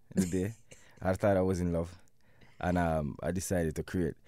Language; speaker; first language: English; non-native, local second language; Jamaican Creole English